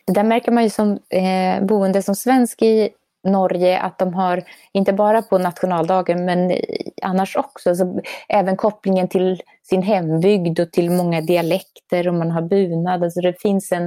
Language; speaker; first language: Swedish; native; Swedish